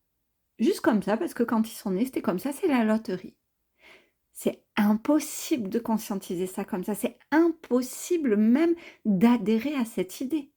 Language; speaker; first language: French; native; French